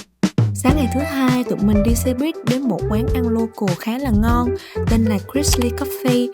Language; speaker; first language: Vietnamese; native; Vietnamese